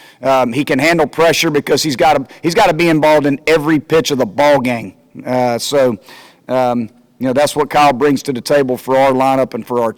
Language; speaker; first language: English; native; English